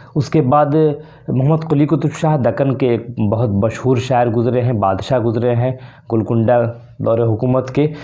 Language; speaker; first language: Urdu; native; Urdu